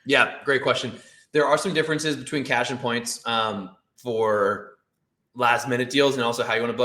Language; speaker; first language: English; native; English